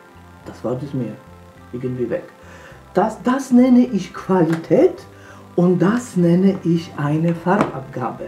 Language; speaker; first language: German; non-native, fluent; Polish